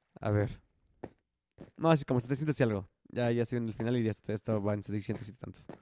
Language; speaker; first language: Spanish; native; Spanish